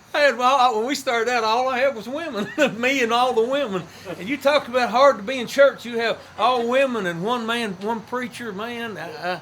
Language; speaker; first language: English; native; English